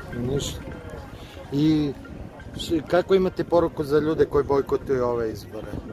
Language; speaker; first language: Serbian; native; Serbian